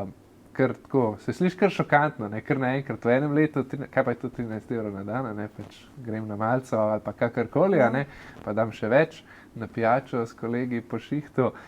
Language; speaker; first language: Slovenian; native; Slovenian